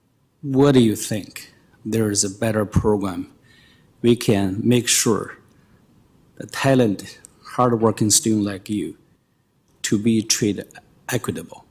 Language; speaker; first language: English; non-native, fluent; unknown